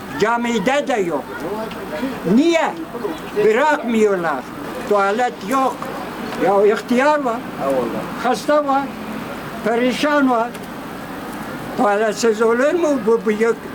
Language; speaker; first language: Turkish; non-native, local second language; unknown